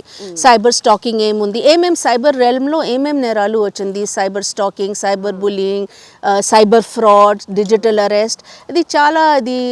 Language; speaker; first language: Telugu; non-native, fluent; Hindi